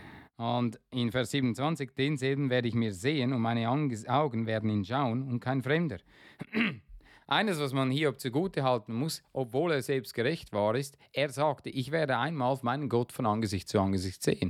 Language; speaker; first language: German; non-native, fluent; English